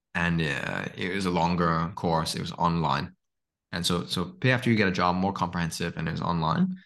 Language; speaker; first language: English; native; English